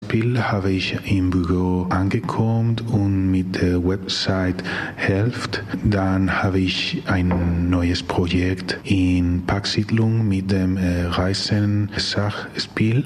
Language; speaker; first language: German; non-native, learner; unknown